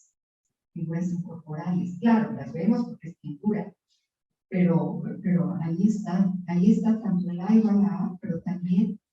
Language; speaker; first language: Spanish; native; Spanish